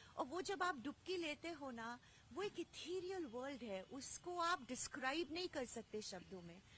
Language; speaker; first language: Hindi; native; Hindi